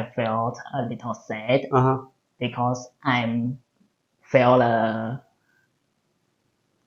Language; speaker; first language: English; non-native, learner; Chinese